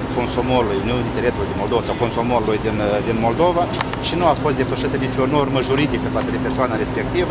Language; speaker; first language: Romanian; native; Romanian